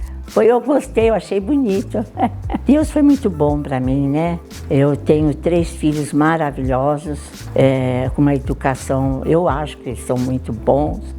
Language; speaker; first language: Portuguese; early bilingual, other home language; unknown